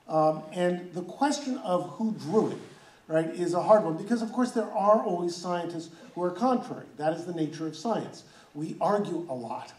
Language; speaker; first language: English; native; English